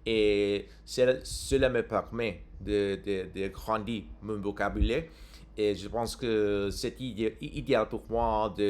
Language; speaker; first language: French; non-native, learner; English